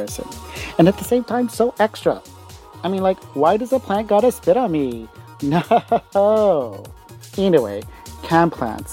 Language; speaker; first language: English; native; English